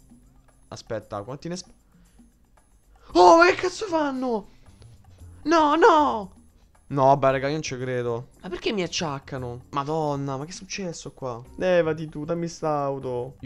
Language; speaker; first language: Italian; native; Italian